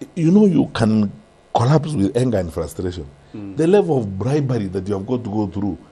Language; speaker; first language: English; non-native, local second language; Gusii